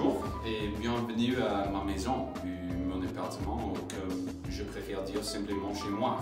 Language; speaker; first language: French; non-native, learner; English